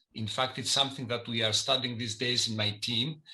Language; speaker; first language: English; non-native, fluent; Greek